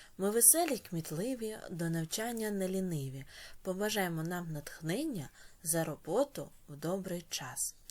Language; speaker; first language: Ukrainian; native; Ukrainian